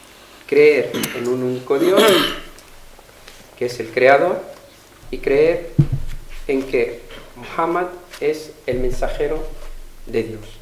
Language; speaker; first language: Spanish; non-native, fluent; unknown